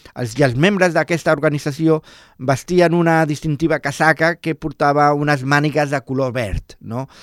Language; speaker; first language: Catalan; non-native, local second language; Spanish